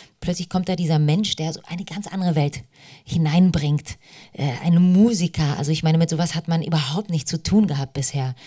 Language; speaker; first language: German; early bilingual, other home language; Polish